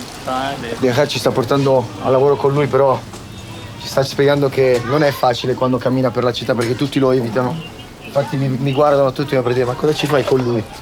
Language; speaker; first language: Italian; native; Italian